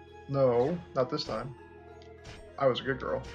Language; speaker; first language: English; native; English